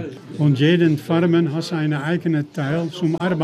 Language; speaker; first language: German; non-native, learner; Dutch